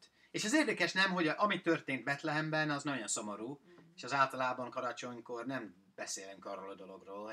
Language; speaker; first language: Hungarian; non-native, fluent; English